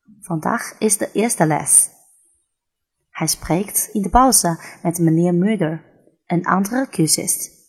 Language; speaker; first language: Dutch; non-native, learner; Chinese